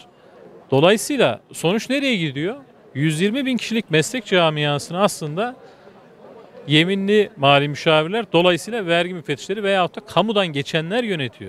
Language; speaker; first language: Turkish; native; Turkish